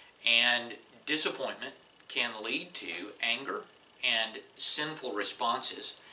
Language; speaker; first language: English; native; English